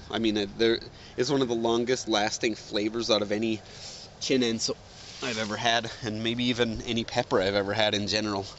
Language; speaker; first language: English; native; English